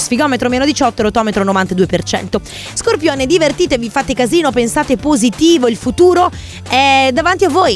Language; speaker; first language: Italian; native; Italian